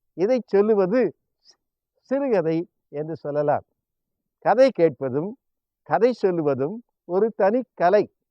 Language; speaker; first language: Tamil; native; Tamil